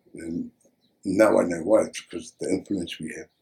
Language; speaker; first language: English; native; English